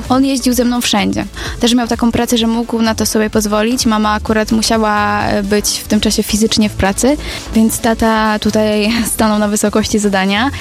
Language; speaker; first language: Polish; native; Polish